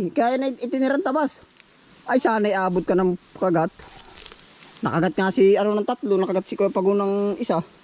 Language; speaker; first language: Filipino; native; Filipino